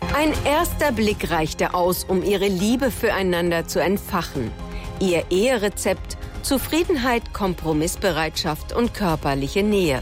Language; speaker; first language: German; native; German